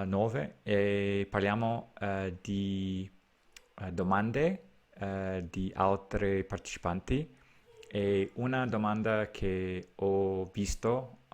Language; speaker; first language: Italian; non-native, learner; English